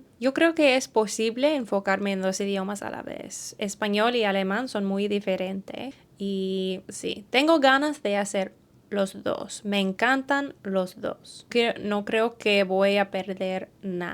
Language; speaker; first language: Spanish; early bilingual, heritage; English